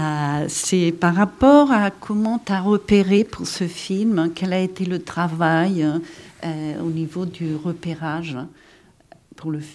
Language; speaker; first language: French; non-native, fluent; Catalan